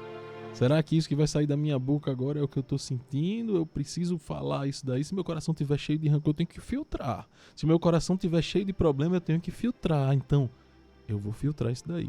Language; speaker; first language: Portuguese; native; Portuguese